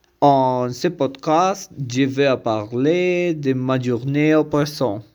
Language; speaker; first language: French; non-native, learner; Spanish